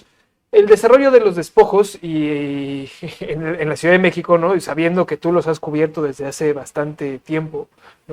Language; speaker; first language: Spanish; native; Spanish